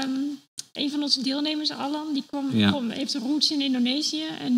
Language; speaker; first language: Dutch; native; Dutch